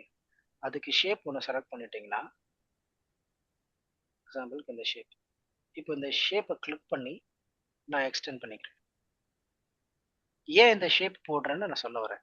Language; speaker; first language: Tamil; native; Tamil